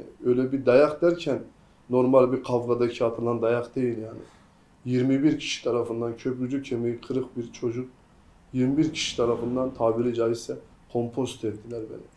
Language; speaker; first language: Turkish; native; Turkish